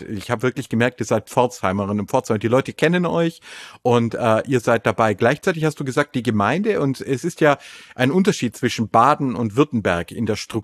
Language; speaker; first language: German; native; German